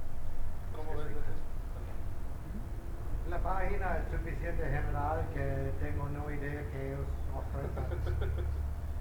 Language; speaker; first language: Spanish; non-native, fluent; English